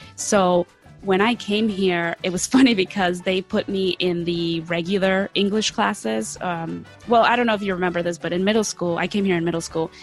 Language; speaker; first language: English; early bilingual, other home language; Spanish